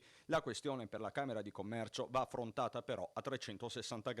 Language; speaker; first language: Italian; native; Italian